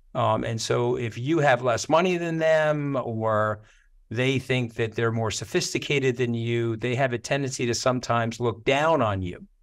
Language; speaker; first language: English; native; English